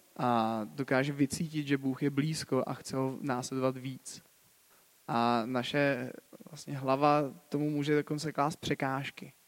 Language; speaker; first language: Czech; native; Czech